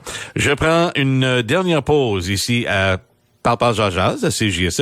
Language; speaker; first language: French; native; French